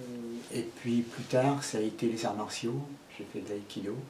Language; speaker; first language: French; native; French